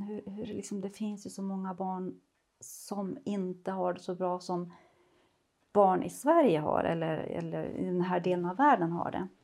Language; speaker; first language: Swedish; native; Swedish